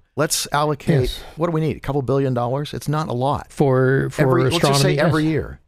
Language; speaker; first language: English; native; English